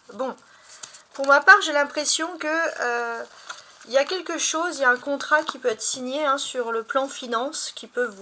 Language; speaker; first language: French; native; French